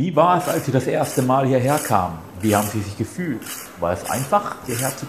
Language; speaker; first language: German; native; German